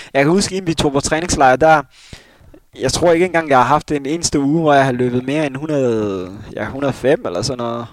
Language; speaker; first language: Danish; early bilingual, other home language; Somali